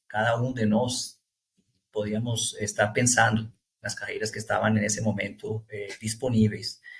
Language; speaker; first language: Portuguese; non-native, fluent; Spanish